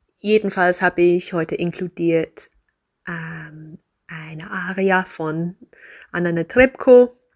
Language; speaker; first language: German; non-native, fluent; English